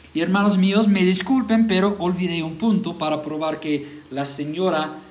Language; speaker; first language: Spanish; non-native, fluent; English